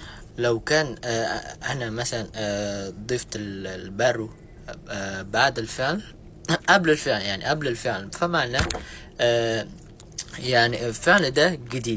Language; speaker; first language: Arabic; non-native, fluent; Indonesian